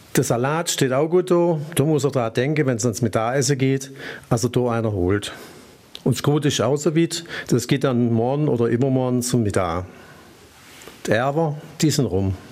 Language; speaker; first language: German; native; German